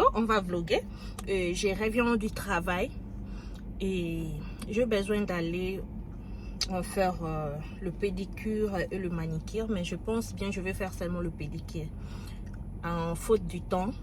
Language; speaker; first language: French; non-native, local second language; Lingala